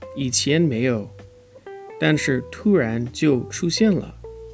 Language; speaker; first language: Chinese; non-native, fluent; English